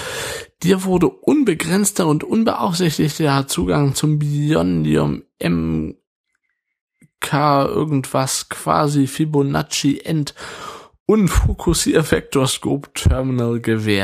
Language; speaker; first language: German; native; German